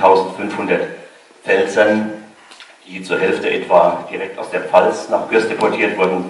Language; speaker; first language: German; native; German